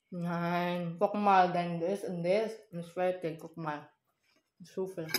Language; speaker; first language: German; non-native, learner; Filipino